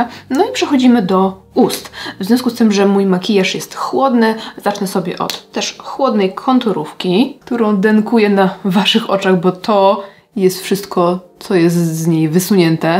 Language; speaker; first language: Polish; native; Polish